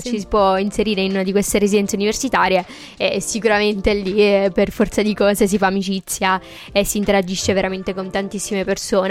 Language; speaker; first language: Italian; native; Italian